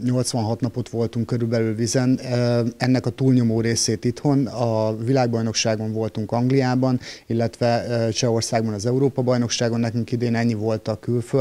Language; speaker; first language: Hungarian; native; Hungarian